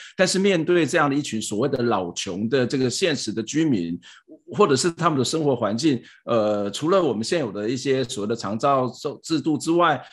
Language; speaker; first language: Chinese; native; Chinese